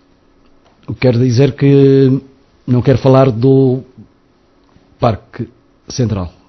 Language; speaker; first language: Portuguese; native; Portuguese